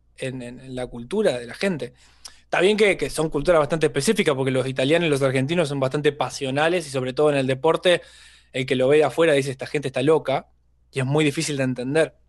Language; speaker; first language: Spanish; native; Spanish